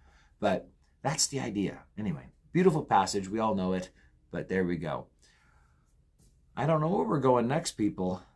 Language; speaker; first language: English; native; English